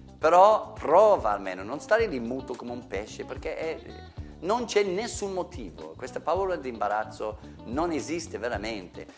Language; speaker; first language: Italian; non-native, fluent; English